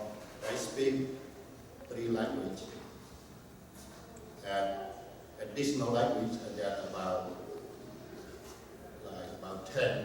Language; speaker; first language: English; non-native, learner; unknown